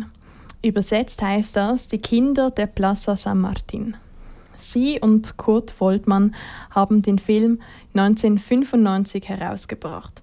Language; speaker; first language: German; native; German